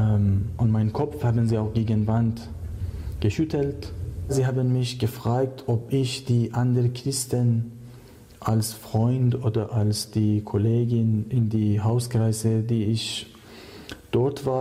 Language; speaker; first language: German; non-native, learner; Persian